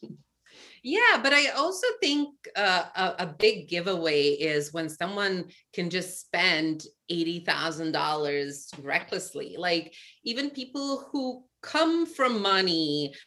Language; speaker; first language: English; non-native, fluent; Albanian